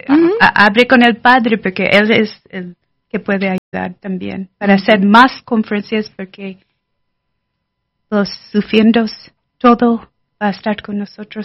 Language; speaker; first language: Spanish; non-native, learner; English